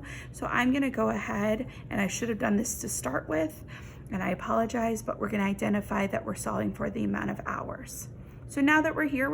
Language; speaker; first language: English; native; English